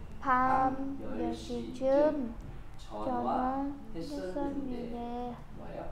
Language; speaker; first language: Korean; non-native, learner; Vietnamese